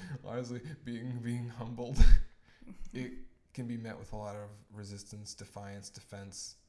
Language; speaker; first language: English; native; English